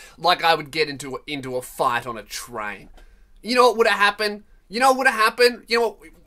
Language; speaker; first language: English; native; English